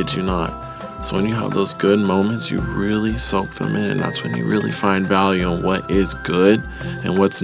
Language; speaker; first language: English; native; English